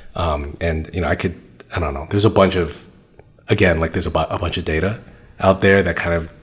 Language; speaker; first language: English; native; English